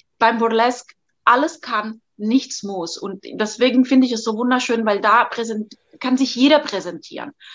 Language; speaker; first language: German; non-native, fluent; Catalan